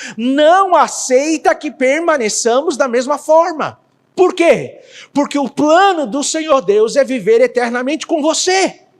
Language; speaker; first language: Portuguese; native; Portuguese